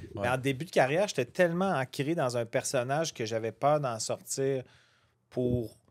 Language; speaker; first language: French; native; French